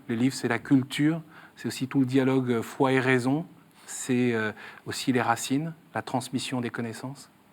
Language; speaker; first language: French; native; French